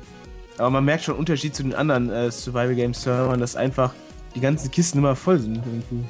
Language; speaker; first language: German; native; German